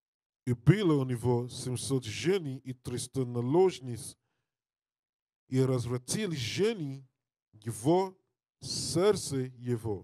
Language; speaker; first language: Russian; non-native, learner; English